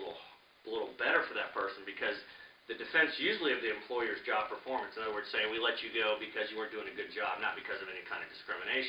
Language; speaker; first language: English; native; English